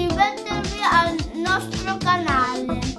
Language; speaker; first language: Italian; early bilingual, other home language; Filipino